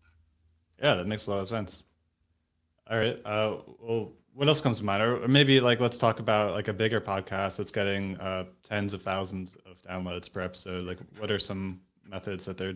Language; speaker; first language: English; native; English